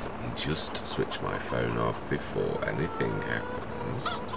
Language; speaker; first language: English; native; English